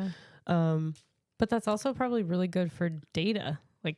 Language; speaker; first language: English; native; English